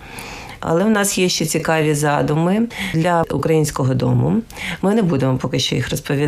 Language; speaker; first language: Ukrainian; native; Ukrainian